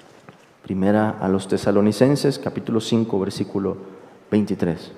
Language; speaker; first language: Spanish; native; Spanish